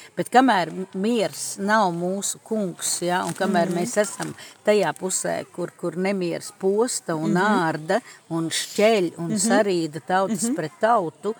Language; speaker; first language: Latvian; native; Latvian